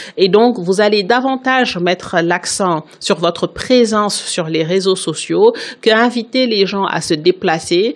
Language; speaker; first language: French; non-native, local second language; Wolof